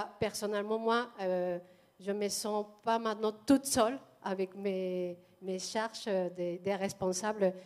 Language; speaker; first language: French; non-native, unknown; Spanish